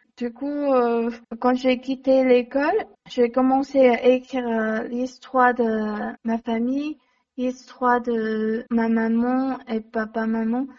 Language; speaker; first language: French; non-native, learner; Chinese